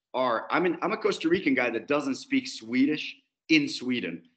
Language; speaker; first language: English; non-native, fluent; Spanish